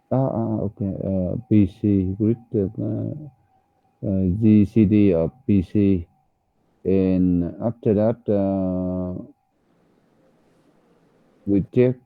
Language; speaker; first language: English; non-native, learner; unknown